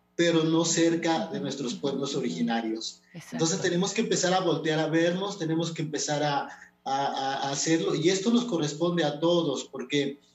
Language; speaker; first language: Spanish; non-native, local second language; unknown